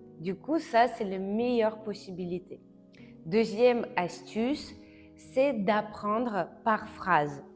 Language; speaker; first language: French; non-native, fluent; Russian